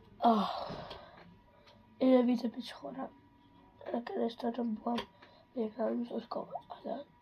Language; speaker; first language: Polish; early bilingual, heritage; Dutch